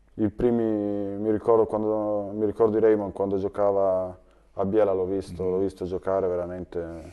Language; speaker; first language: Italian; early bilingual, other home language; Serbian